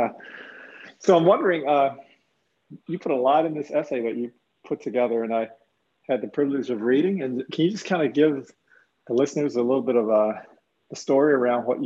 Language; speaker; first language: English; native; English